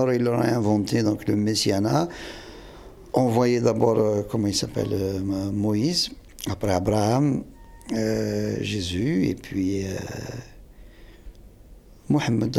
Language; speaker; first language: French; non-native, local second language; Kabyle